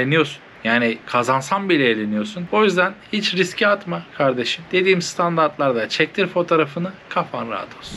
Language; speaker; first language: Turkish; native; Turkish